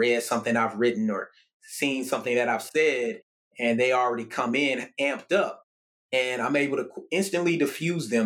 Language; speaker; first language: English; native; English